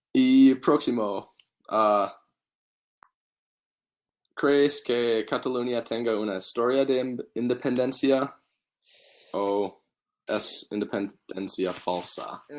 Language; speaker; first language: Spanish; non-native, learner; English